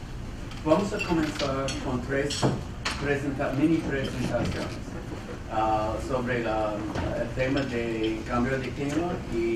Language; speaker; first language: Spanish; non-native, fluent; English